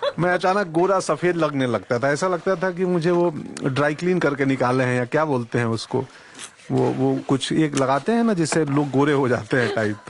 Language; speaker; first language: Hindi; non-native, local second language; Bhojpuri